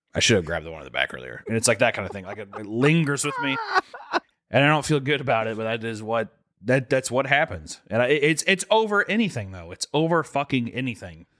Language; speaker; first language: English; native; English